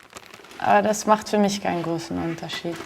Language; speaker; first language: German; non-native, fluent; Arabic